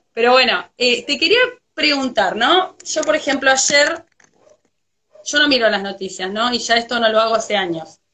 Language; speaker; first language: Spanish; native; Spanish